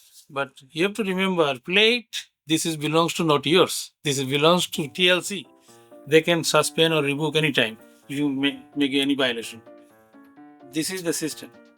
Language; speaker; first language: English; non-native, local second language; Sylheti